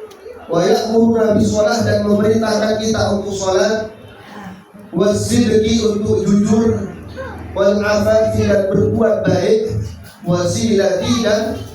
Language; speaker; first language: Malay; non-native, local second language; Javanese